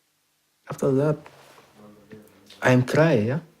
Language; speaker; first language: English; non-native, learner; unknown